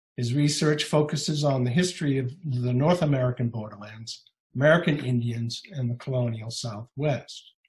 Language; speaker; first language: English; native; English